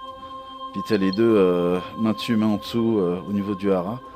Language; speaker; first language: French; native; French